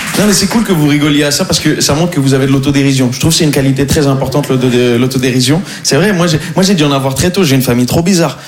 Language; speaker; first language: French; non-native, local second language; Arabic